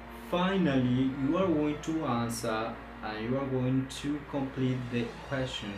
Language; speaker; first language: English; non-native, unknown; Spanish